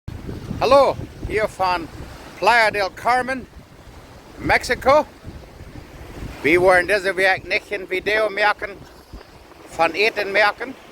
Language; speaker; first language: German; non-native, learner; Plautdietsch